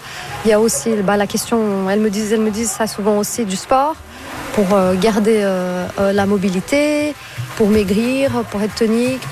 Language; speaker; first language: French; non-native, fluent; Portuguese